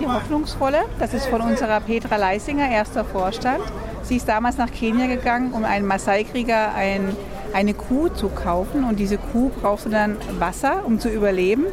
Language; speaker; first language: German; native; German